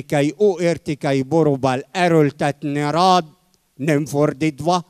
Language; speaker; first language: Hungarian; non-native, fluent; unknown